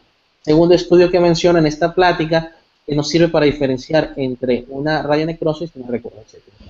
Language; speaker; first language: Spanish; native; Spanish